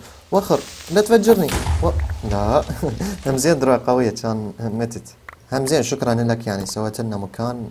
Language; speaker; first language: Arabic; native; Arabic